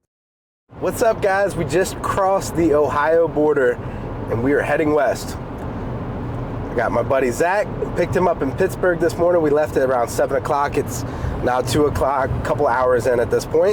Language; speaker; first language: English; native; English